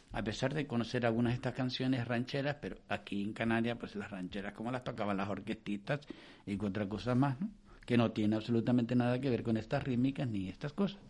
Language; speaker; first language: Spanish; native; Spanish